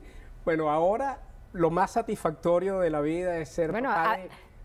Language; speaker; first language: Spanish; native; Spanish